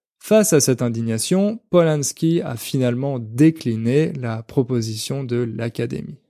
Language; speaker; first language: French; native; French